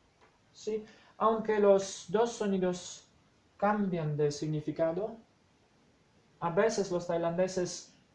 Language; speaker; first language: Spanish; non-native, fluent; Polish